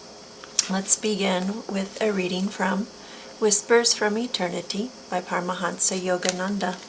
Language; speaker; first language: English; native; English